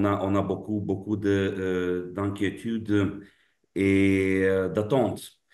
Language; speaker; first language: French; non-native, fluent; Lithuanian